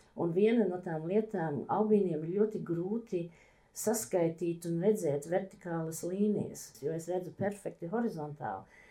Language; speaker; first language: Latvian; early bilingual, heritage; Latvian